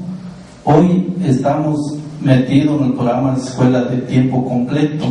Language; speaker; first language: Spanish; native; Spanish